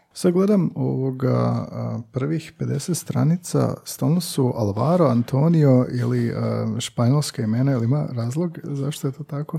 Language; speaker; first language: Croatian; native; Croatian